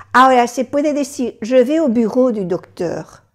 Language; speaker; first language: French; non-native, fluent; Spanish